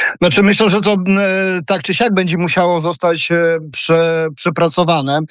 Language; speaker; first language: Polish; early bilingual, heritage; Polish